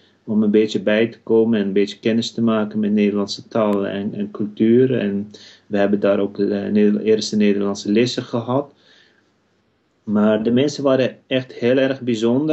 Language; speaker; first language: Dutch; non-native, fluent; Kurdish